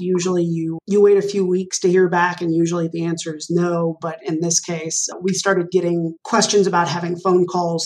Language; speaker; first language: English; native; English